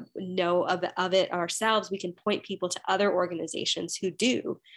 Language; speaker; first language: English; native; English